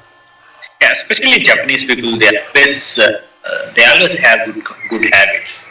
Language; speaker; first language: English; non-native, learner; Telugu